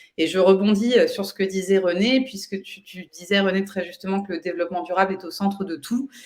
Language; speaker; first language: French; native; French